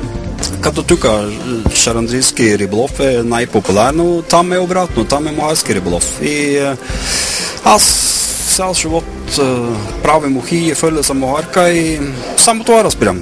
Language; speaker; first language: Bulgarian; non-native, fluent; Norwegian